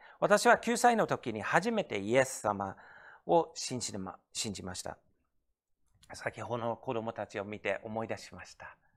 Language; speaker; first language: Japanese; non-native, fluent; English